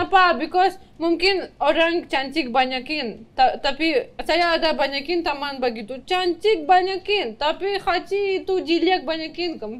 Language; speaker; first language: Indonesian; non-native, learner; Russian